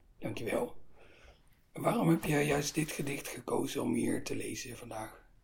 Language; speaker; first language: Dutch; native; Dutch